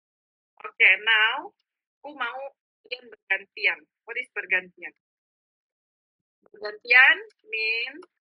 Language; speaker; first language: English; non-native, fluent; Indonesian